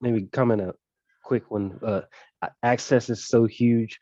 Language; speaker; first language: English; native; English